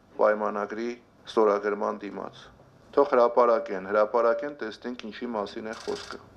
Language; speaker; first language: Armenian; native; Armenian